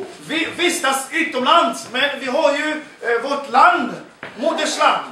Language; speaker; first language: Swedish; non-native, fluent; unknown